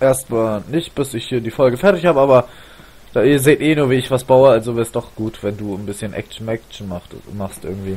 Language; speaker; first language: German; native; German